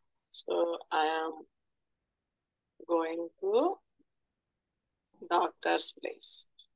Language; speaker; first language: English; non-native, local second language; Telugu